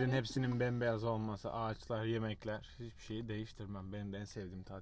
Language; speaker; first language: Turkish; native; Turkish